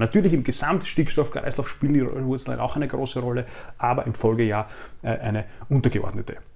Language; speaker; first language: German; native; German